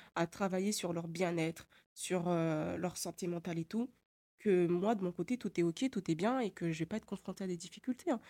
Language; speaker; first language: French; native; French